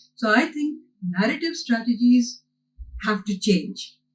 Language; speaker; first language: English; non-native, local second language; Hindi